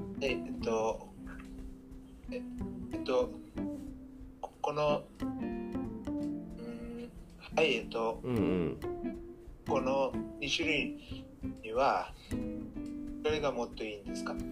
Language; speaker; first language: Japanese; non-native, learner; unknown